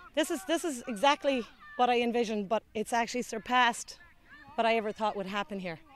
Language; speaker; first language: English; native; English